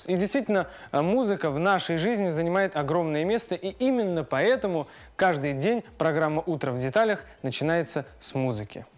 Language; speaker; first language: Russian; native; Russian